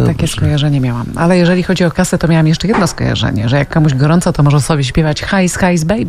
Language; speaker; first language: Polish; native; Polish